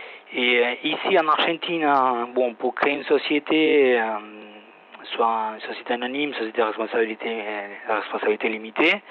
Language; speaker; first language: French; non-native, fluent; Spanish